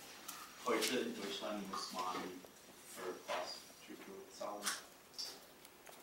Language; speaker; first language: German; non-native, learner; English